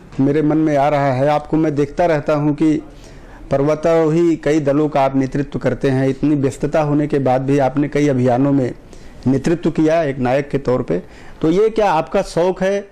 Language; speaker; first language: Hindi; native; Hindi